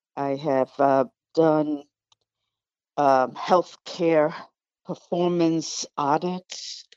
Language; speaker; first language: English; non-native, fluent; Spanish